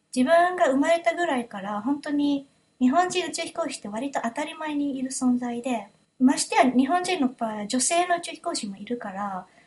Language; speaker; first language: Japanese; early bilingual, heritage; Japanese